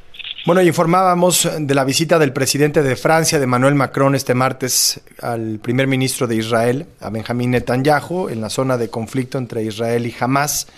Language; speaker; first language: Spanish; native; Spanish